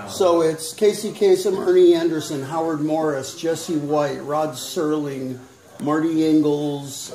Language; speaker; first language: English; native; English